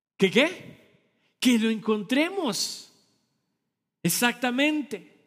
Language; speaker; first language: Spanish; early bilingual, heritage; Spanish